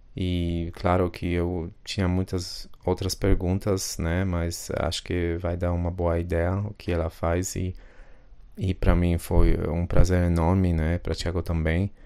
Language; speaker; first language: Portuguese; non-native, fluent; Polish